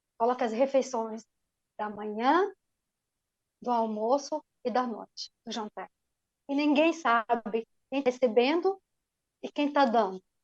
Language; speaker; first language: Portuguese; non-native, fluent; Arabic